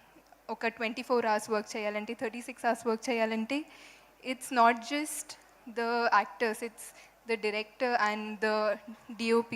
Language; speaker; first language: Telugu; non-native, fluent; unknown